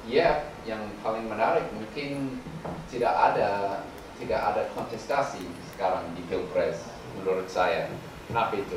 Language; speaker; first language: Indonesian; non-native, learner; English